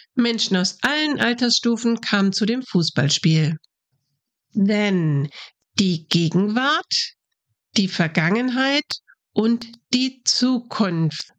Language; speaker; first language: English; non-native, fluent; German